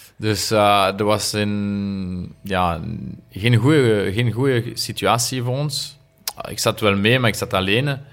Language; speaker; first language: Dutch; non-native, local second language; French